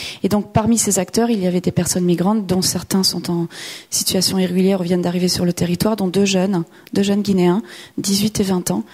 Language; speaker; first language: French; native; French